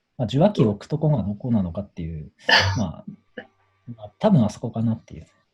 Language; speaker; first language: Japanese; native; Japanese